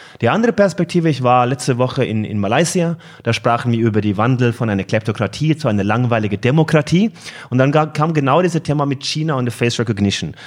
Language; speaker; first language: German; non-native, fluent; Norwegian